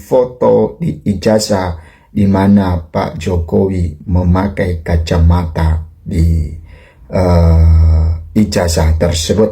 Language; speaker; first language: Indonesian; native; Indonesian